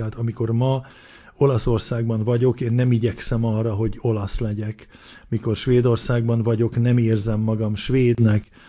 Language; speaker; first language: Hungarian; early bilingual, heritage; Hungarian